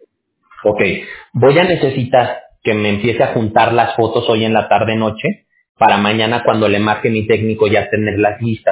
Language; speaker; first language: Spanish; native; Spanish